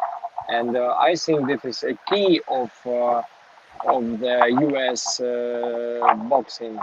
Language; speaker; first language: English; non-native, learner; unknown